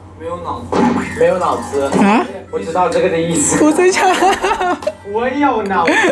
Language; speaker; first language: Chinese; non-native, learner; Thai